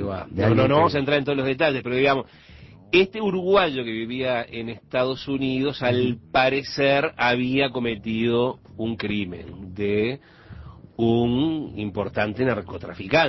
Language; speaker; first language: Spanish; native; Spanish